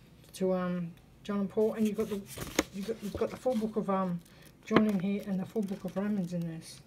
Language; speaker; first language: English; native; English